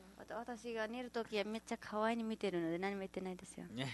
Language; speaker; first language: Japanese; non-native, learner; Nepali